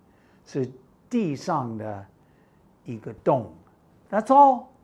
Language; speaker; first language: Chinese; non-native, fluent; English